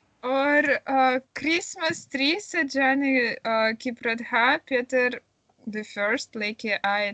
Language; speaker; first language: Hindi; non-native, learner; Russian